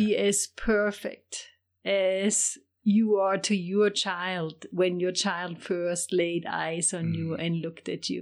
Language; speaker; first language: English; non-native, fluent; German